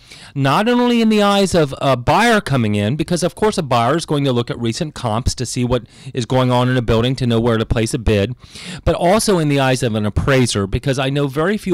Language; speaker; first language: English; native; English